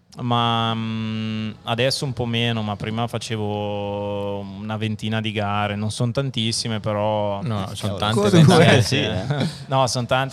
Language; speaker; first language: Italian; native; Italian